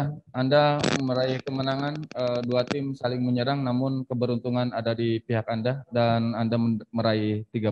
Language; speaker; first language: Indonesian; native; Indonesian